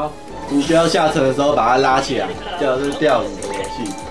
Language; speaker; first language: Chinese; native; Chinese